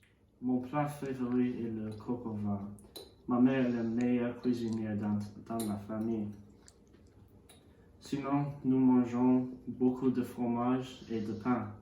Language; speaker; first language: French; non-native, learner; English